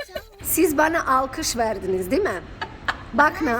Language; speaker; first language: Turkish; non-native, learner; Bosnian